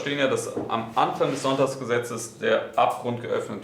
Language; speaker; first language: German; native; German